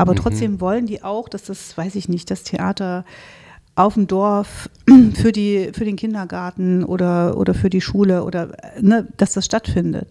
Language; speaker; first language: German; native; German